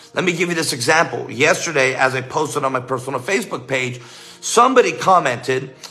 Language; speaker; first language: English; native; English